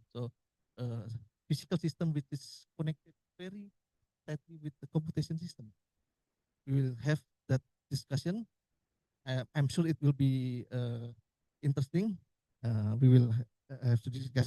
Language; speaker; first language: English; non-native, learner; Indonesian